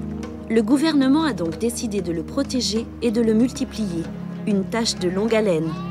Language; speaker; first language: French; native; French